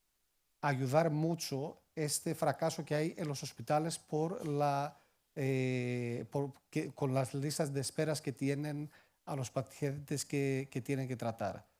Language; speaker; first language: Spanish; non-native, fluent; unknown